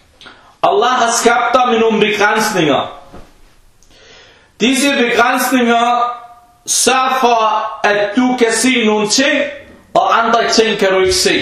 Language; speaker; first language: Danish; non-native, fluent; Arabic